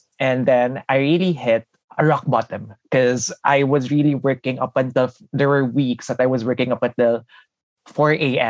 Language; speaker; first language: English; non-native, local second language; Filipino